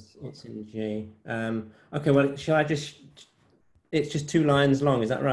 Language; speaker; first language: English; native; English